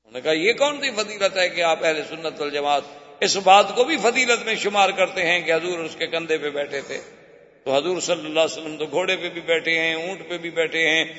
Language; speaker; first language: Urdu; native; Urdu